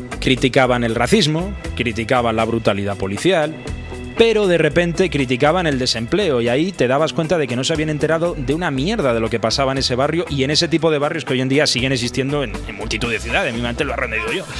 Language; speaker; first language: Spanish; native; Spanish